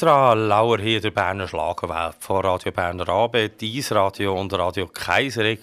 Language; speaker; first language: German; native; German